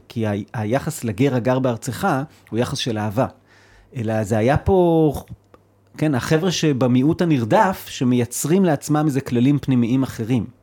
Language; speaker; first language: Hebrew; native; Hebrew